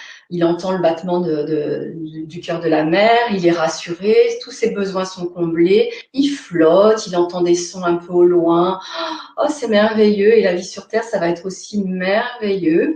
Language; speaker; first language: French; native; French